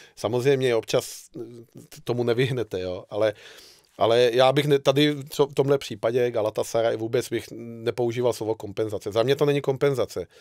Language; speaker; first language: Czech; non-native, fluent; Hungarian